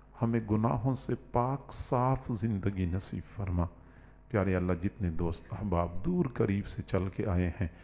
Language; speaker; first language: Urdu; non-native, local second language; Punjabi